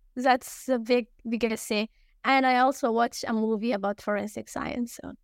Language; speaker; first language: English; early bilingual, other home language; Arabic